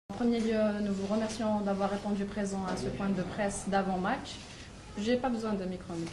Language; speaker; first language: French; non-native, local second language; Arabic